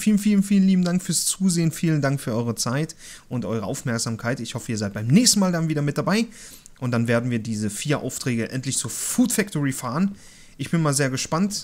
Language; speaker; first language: German; native; German